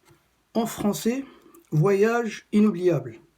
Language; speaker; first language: French; non-native, local second language; Arabic